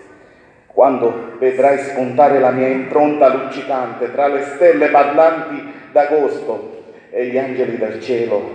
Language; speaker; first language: Italian; native; Italian